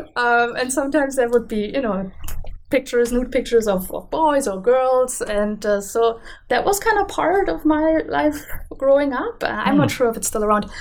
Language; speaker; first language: English; non-native, fluent; German